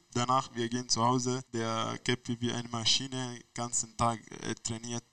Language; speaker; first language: German; non-native, learner; Arabic